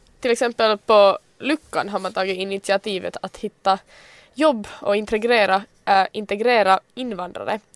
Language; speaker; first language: Swedish; native; Swedish